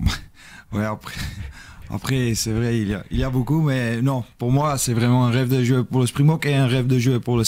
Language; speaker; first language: French; non-native, learner; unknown